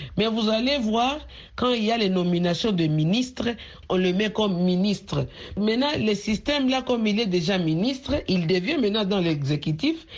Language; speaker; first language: French; non-native, local second language; Swahili